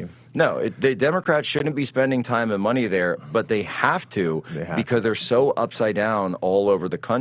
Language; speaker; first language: English; native; English